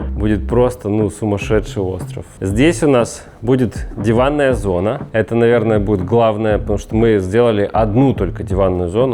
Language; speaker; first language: Russian; native; Russian